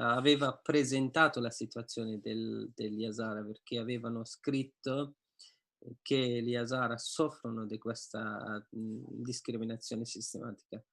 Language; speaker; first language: Italian; non-native, fluent; Persian